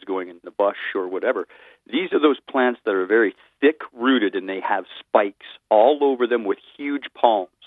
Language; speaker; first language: English; native; English